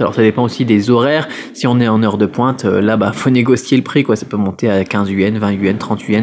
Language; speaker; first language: French; native; French